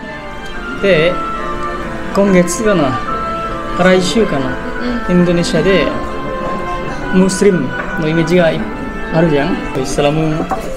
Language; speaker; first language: Japanese; non-native, fluent; Indonesian